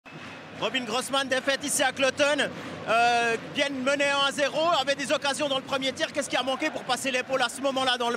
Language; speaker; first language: French; native; French